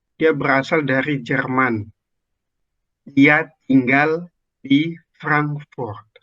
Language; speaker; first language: Indonesian; native; Indonesian